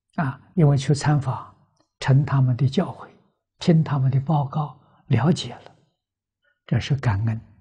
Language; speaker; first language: Chinese; native; Chinese